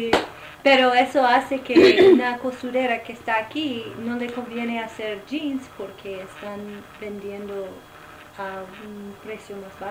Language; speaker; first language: Spanish; non-native, fluent; English